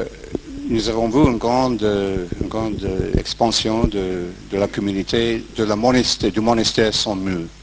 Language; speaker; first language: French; non-native, fluent; English